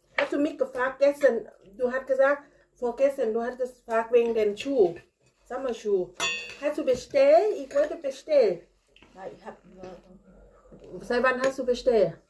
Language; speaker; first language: German; non-native, learner; Thai